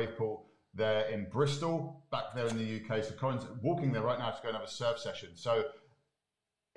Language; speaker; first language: English; native; English